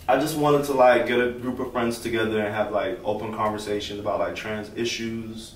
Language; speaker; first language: English; native; English